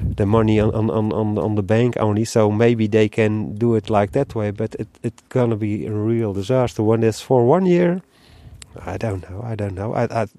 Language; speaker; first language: English; non-native, learner; Dutch